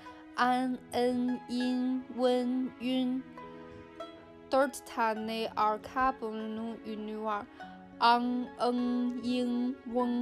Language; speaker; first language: Turkish; non-native, learner; Chinese